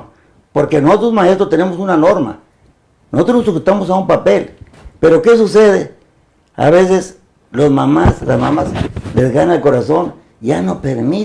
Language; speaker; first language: Spanish; native; Spanish